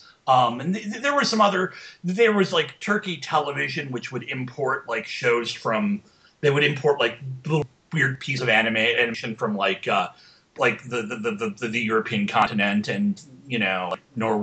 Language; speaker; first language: English; native; English